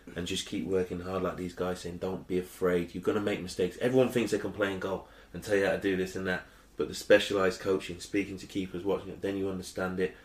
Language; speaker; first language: English; early bilingual, other home language; Yoruba